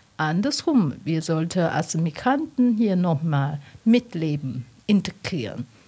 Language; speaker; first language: German; non-native, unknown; Chinese